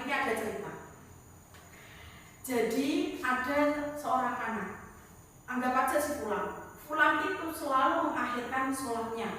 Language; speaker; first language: Indonesian; native; Indonesian